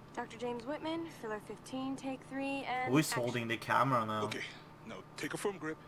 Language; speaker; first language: English; non-native, fluent; Norwegian